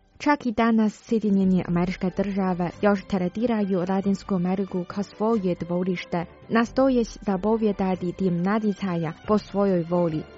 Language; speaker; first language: Croatian; non-native, fluent; Chinese